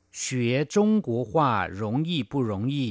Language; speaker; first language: Chinese; non-native, fluent; Thai